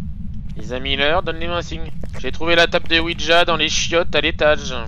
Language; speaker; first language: French; native; French